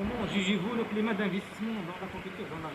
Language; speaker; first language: French; non-native, local second language; Arabic